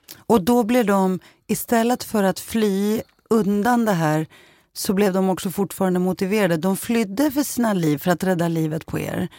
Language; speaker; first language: Swedish; early bilingual, other home language; Greek